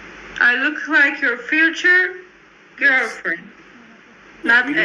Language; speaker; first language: English; non-native, fluent; Persian